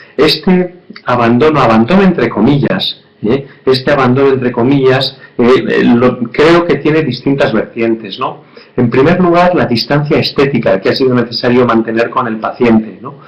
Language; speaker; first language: Spanish; native; Spanish